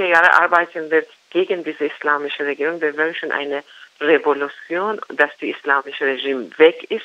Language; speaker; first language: German; non-native, learner; Persian